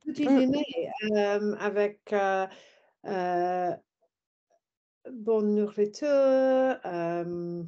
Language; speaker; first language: French; non-native, learner; English